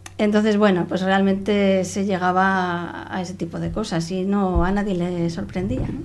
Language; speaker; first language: Spanish; non-native, local second language; Catalan